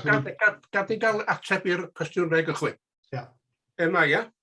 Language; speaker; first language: Welsh; native; Welsh